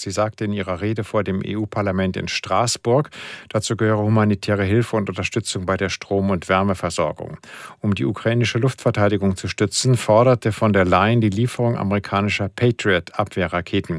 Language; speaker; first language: German; native; German